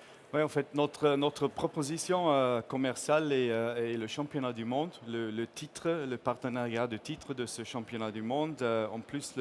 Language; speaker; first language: French; non-native, fluent; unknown